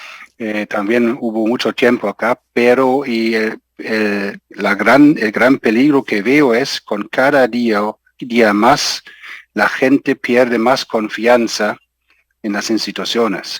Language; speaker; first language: Spanish; non-native, fluent; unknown